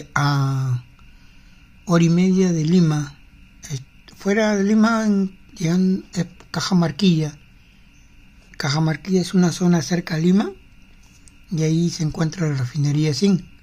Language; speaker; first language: Spanish; native; Spanish